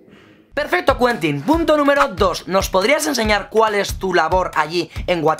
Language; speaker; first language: Spanish; native; Spanish